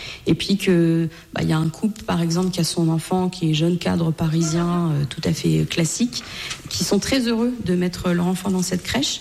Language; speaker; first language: French; native; French